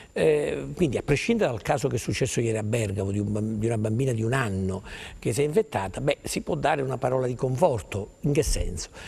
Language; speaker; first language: Italian; native; Italian